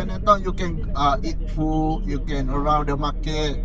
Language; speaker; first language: English; non-native, learner; Malay